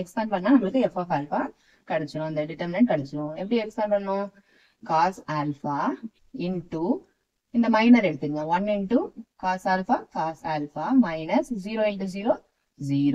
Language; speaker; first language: Tamil; native; Tamil